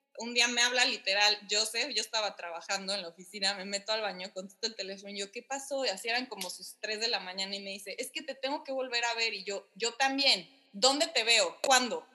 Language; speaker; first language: Spanish; native; Spanish